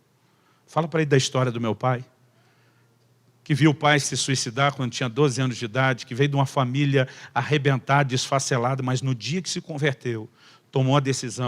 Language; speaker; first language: Portuguese; native; Portuguese